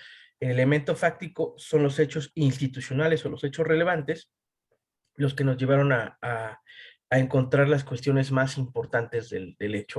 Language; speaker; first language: Spanish; native; Spanish